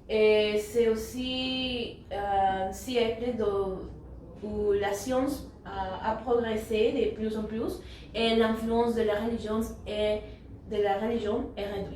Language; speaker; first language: French; non-native, learner; Spanish